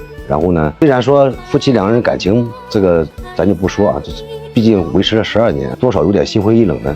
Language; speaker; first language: Chinese; native; Chinese